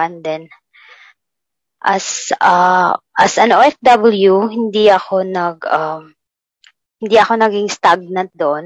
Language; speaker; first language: English; non-native, local second language; Cebuano